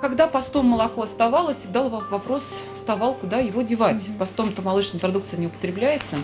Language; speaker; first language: Russian; native; Russian